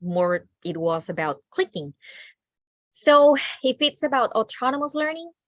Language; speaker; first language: English; non-native, fluent; Spanish